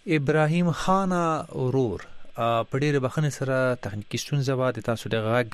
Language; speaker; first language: Pashto; native; Pashto